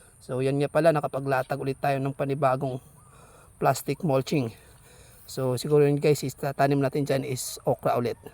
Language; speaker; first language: Filipino; native; Filipino